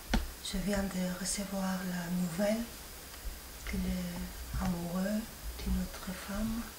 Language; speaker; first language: French; non-native, fluent; Spanish